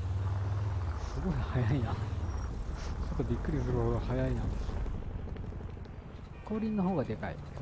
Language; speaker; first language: Japanese; native; Japanese